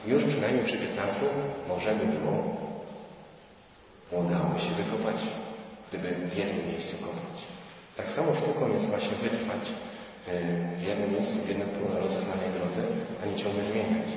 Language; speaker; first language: Polish; native; Polish